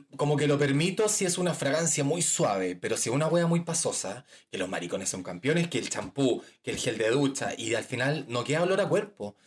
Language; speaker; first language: Spanish; native; Spanish